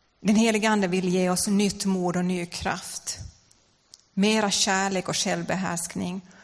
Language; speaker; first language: Swedish; native; Swedish